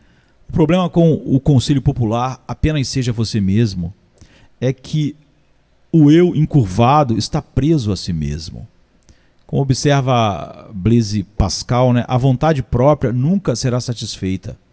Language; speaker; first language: Portuguese; native; Portuguese